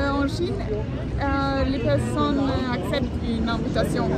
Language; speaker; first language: French; non-native, fluent; German